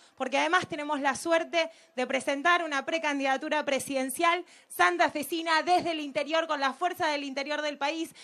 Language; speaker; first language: Spanish; native; Spanish